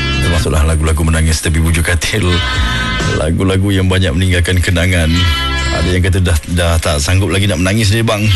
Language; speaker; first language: Malay; native; Malay